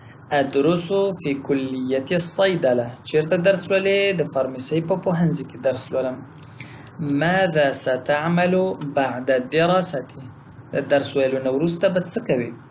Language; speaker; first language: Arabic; non-native, fluent; Pashto